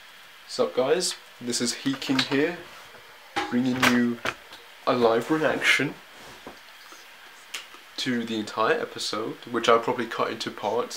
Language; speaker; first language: English; native; English